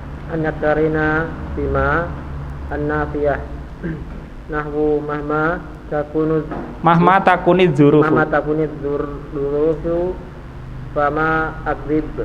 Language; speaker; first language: Arabic; non-native, learner; Indonesian